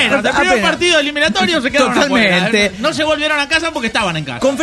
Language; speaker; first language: Spanish; native; Spanish